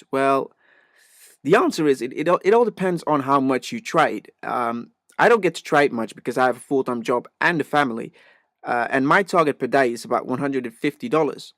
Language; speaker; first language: English; native; English